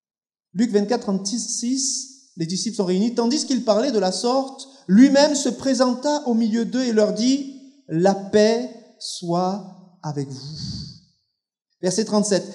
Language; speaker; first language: French; native; French